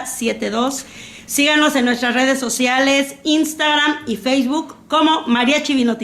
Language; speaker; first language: Spanish; native; Spanish